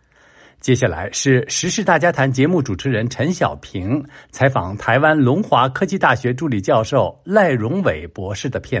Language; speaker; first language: Chinese; native; Chinese